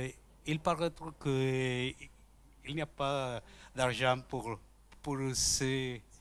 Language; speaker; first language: French; non-native, learner; Spanish